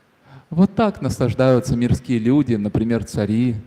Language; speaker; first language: Russian; native; Russian